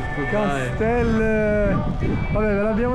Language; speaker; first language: Italian; native; Italian